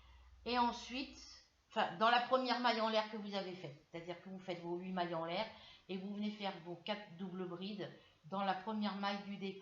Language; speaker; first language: French; native; French